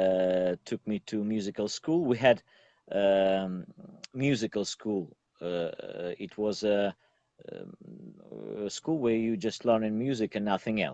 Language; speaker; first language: English; non-native, learner; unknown